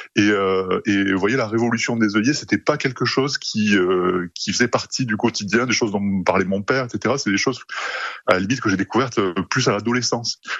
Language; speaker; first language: French; early bilingual, other home language; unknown